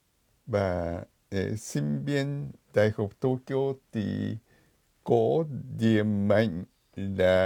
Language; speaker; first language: Vietnamese; non-native, fluent; Japanese